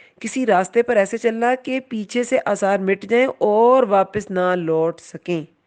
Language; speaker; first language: Urdu; native; Urdu